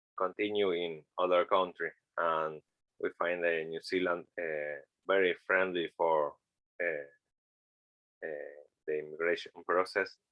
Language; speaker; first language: English; non-native, learner; Spanish